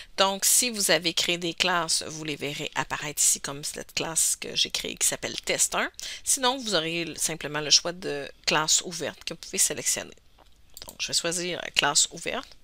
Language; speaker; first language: French; native; French